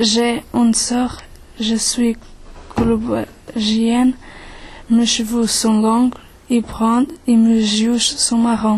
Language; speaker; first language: French; non-native, learner; Portuguese